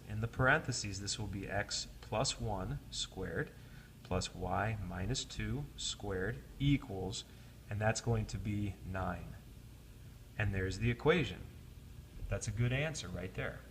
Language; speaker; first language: English; native; English